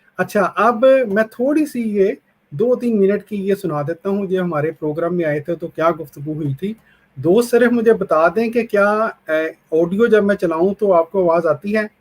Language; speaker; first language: Urdu; non-native, local second language; Punjabi